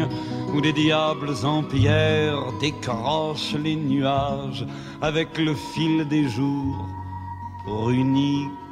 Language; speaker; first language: French; non-native, learner; Croatian